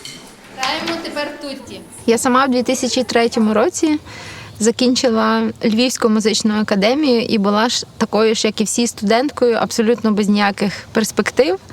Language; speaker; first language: Ukrainian; native; Ukrainian